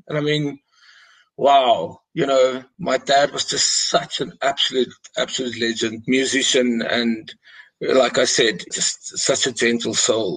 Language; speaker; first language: English; non-native, local second language; Afrikaans